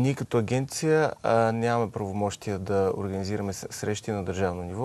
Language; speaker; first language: Bulgarian; native; Bulgarian